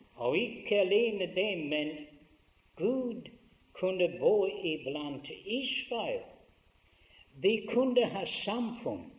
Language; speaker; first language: Norwegian; early bilingual, heritage; Norwegian